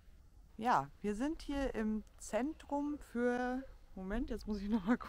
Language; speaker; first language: German; native; German